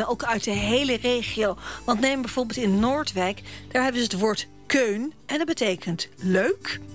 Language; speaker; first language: Dutch; native; Dutch